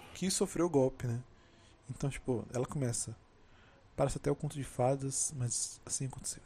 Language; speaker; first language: Portuguese; native; Portuguese